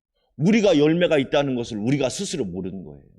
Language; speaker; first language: Korean; native; Korean